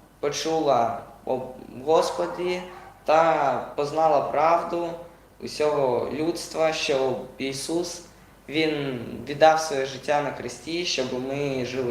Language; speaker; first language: Ukrainian; non-native, local second language; Russian